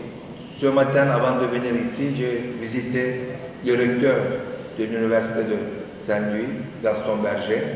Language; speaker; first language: French; non-native, fluent; Turkish